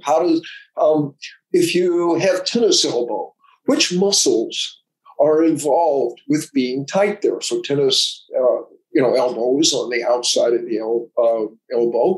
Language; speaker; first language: English; native; English